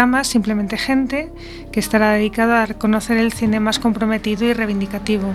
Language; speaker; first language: Spanish; native; Spanish